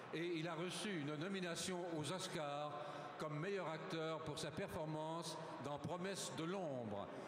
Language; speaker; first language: French; native; French